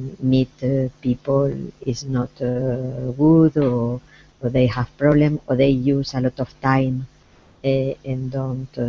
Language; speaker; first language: English; non-native, learner; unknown